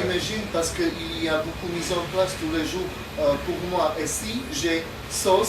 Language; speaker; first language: French; non-native, learner; Slovak